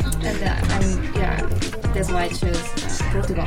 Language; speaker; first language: English; non-native, learner; Korean